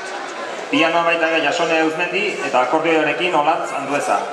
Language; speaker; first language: Basque; native; Basque